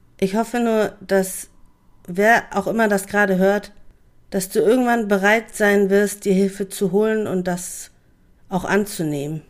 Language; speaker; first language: German; native; German